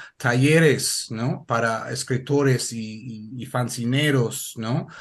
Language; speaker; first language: Spanish; non-native, fluent; English